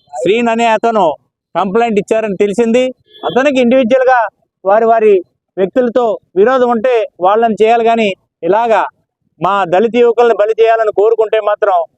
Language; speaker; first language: Telugu; native; Telugu